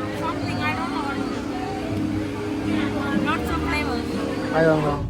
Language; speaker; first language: English; non-native, local second language; Malayalam